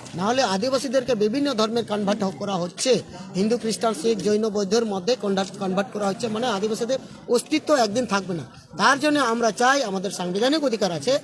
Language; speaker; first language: Bangla; non-native, local second language; Santali